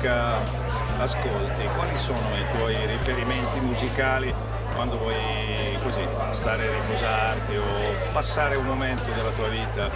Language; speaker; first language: Italian; native; Italian